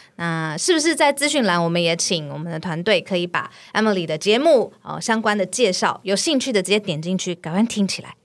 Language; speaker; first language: Chinese; native; Chinese